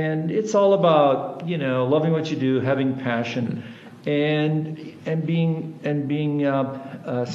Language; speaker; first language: English; early bilingual, other home language; German